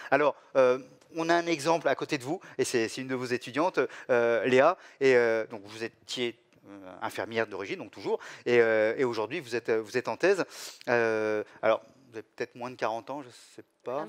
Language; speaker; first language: French; native; French